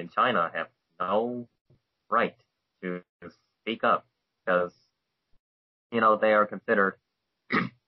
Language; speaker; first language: English; non-native, fluent; Chinese